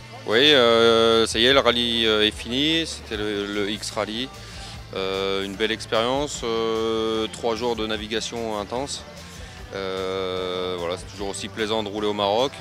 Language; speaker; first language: French; native; French